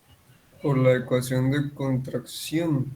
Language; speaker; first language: Spanish; native; Spanish